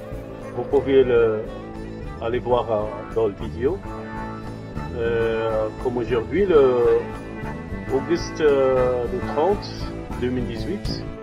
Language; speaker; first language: French; non-native, local second language; Arabic